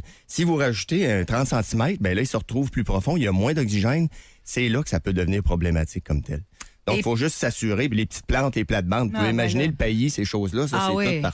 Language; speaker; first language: French; native; French